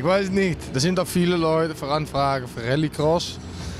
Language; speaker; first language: German; non-native, learner; Dutch